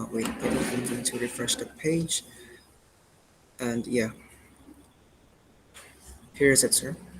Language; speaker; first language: English; non-native, fluent; Indonesian